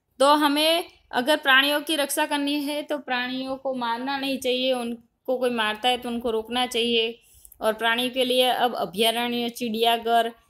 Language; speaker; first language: Hindi; non-native, local second language; Gujarati